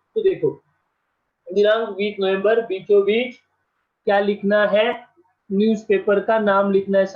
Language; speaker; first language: Hindi; non-native, local second language; Marathi